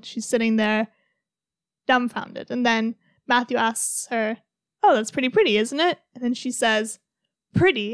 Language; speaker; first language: English; native; English